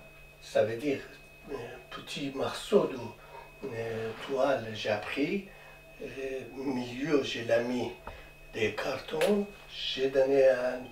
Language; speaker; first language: French; non-native, learner; Persian